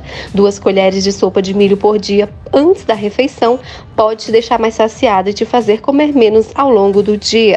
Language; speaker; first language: Portuguese; native; Portuguese